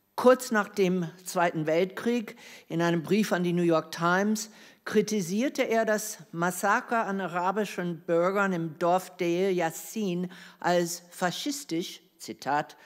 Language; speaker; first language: German; non-native, fluent; English